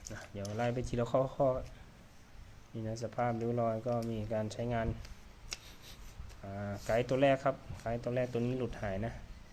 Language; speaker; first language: Thai; native; Thai